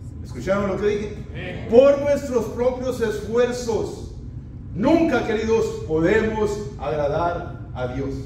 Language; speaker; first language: Spanish; native; Spanish